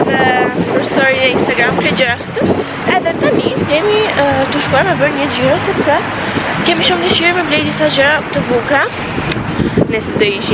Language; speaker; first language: Albanian; early bilingual, heritage; Albanian